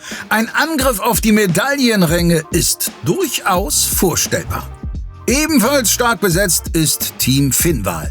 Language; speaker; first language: German; native; German